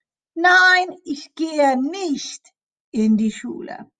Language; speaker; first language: German; non-native, fluent; English